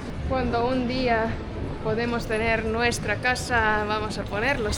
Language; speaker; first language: Spanish; non-native, fluent; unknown